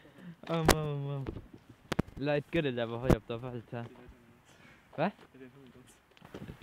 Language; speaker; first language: German; non-native, local second language; Luxembourgish